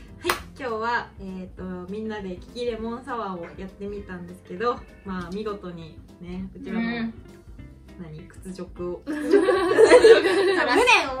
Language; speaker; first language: Japanese; native; Japanese